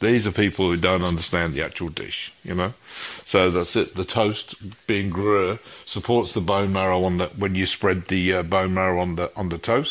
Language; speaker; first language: English; native; English